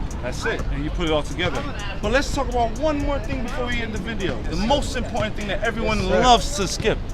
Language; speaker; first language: English; native; English